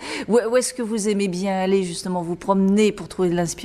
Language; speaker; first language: French; native; French